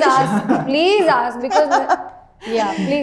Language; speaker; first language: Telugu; non-native, local second language; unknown